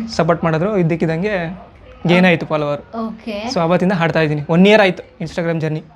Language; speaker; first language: Kannada; non-native, fluent; Nepali